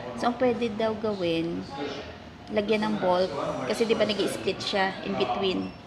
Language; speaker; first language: Filipino; native; Filipino